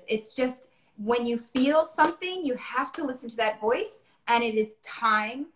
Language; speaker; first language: English; native; English